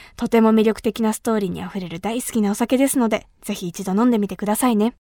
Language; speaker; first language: Japanese; native; Japanese